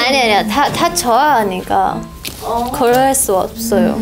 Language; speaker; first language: Korean; non-native, fluent; Japanese